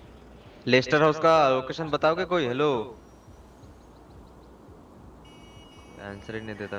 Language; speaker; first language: Hindi; native; Hindi